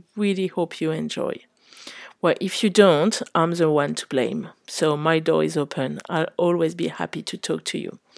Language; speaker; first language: English; non-native, fluent; French